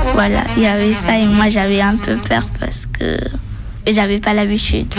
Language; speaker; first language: French; early bilingual, other home language; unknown